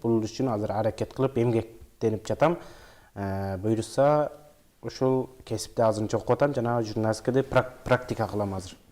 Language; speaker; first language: Kyrgyz; early bilingual, heritage; Kyrgyz